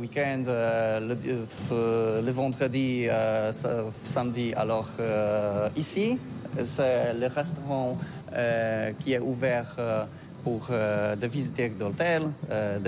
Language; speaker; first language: French; non-native, learner; Polish